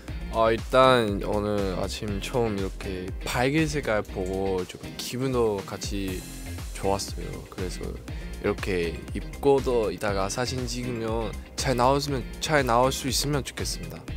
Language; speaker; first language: Korean; non-native, learner; Chinese